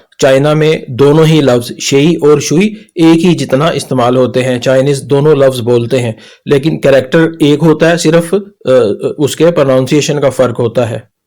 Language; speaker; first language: Urdu; native; Urdu